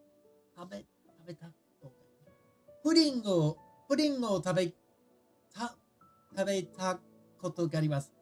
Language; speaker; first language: Japanese; non-native, learner; English